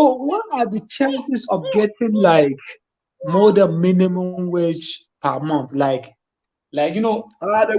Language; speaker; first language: English; non-native, fluent; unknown